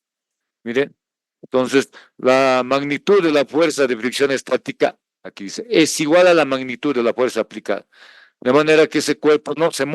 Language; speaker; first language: Spanish; native; Spanish